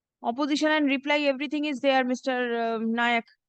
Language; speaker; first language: English; non-native, local second language; Bangla